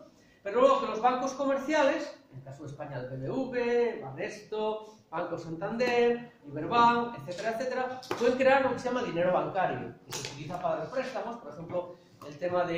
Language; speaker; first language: Spanish; native; Spanish